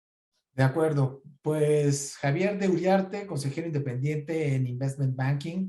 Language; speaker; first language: Spanish; native; Spanish